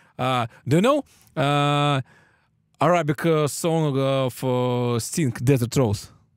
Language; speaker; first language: English; non-native, learner; Russian